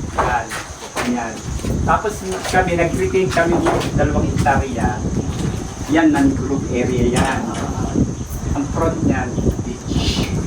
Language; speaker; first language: Filipino; native; Filipino